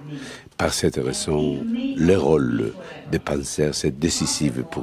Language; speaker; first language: French; non-native, fluent; Spanish